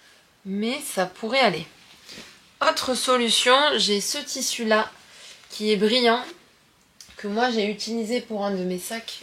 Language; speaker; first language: French; native; French